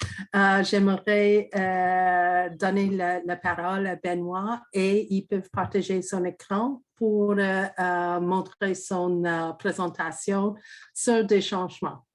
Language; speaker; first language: French; non-native, fluent; English